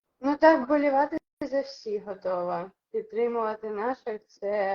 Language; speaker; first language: Ukrainian; non-native, local second language; Russian